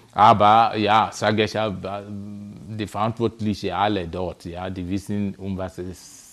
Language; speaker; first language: German; non-native, fluent; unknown